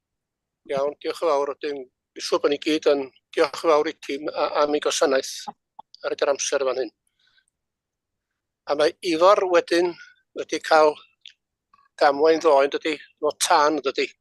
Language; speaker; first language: Welsh; native; Welsh